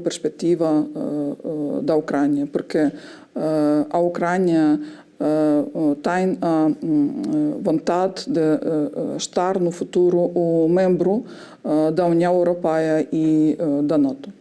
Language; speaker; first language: Portuguese; non-native, fluent; Ukrainian